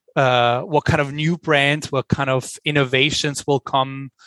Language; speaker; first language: English; non-native, fluent; Swiss German